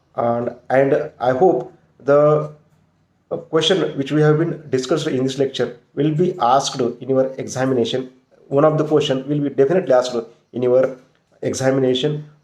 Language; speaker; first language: English; non-native, local second language; Marathi